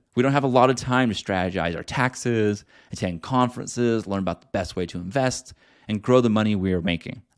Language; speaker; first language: English; native; English